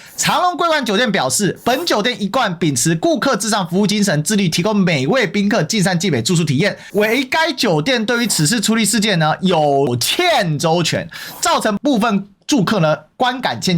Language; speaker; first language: Chinese; native; Chinese